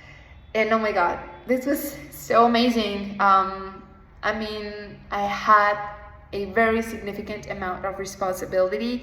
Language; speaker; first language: English; non-native, fluent; Spanish